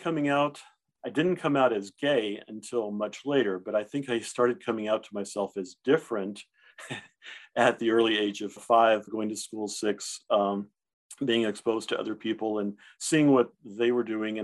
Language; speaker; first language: English; early bilingual, other home language; German